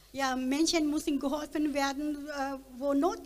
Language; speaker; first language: German; non-native, learner; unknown